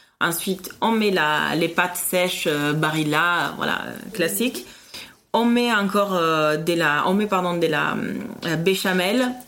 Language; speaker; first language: French; non-native, fluent; Italian